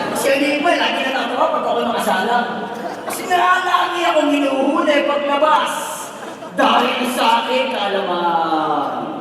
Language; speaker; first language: Filipino; native; Filipino